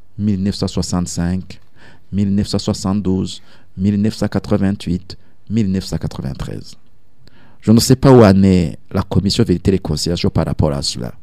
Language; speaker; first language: French; non-native, local second language; Rundi